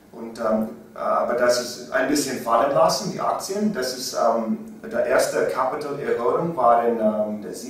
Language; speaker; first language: German; non-native, learner; English